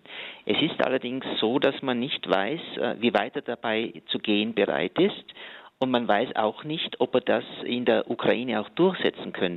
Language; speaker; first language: German; native; German